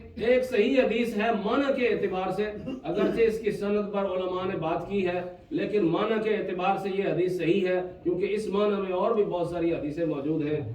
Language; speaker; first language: Urdu; non-native, local second language; Punjabi